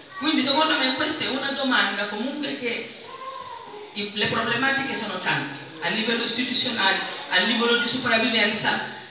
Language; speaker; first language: Italian; non-native, fluent; Wolof